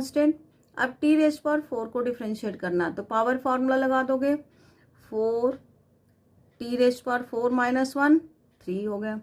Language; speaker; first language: Hindi; native; Hindi